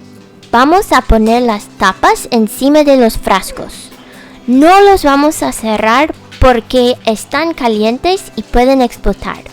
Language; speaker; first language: Spanish; non-native, fluent; English